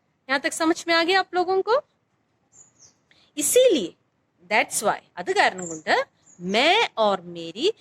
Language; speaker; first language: Hindi; non-native, fluent; Malayalam